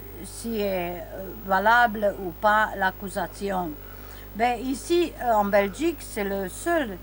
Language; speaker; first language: French; non-native, learner; Romanian